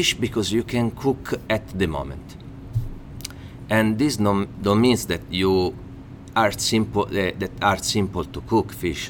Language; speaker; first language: English; non-native, learner; Italian